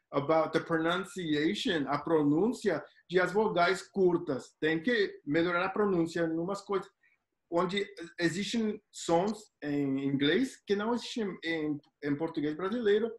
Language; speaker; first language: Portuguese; non-native, learner; Spanish